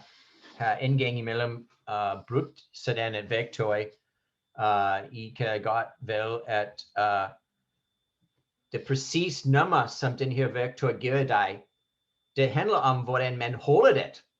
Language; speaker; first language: Danish; non-native, fluent; English